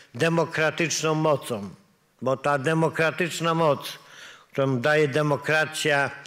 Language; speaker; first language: Polish; native; Polish